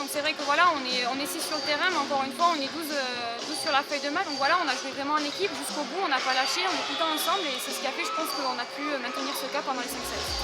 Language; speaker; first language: French; native; French